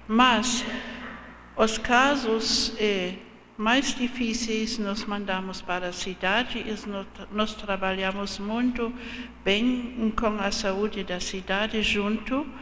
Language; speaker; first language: Portuguese; non-native, fluent; German